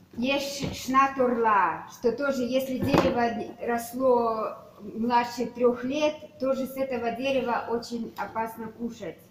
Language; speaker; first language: Russian; native; Russian